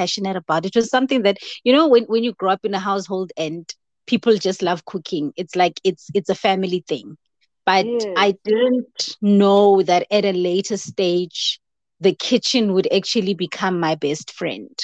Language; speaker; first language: English; non-native, local second language; Zulu